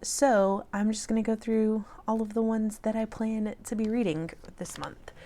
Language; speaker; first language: English; native; English